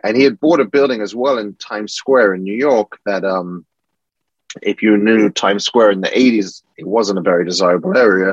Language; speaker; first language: English; native; English